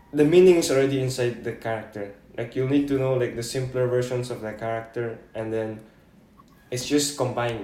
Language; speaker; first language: English; non-native, local second language; Filipino